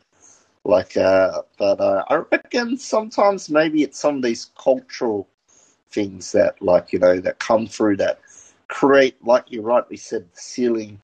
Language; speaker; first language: English; native; English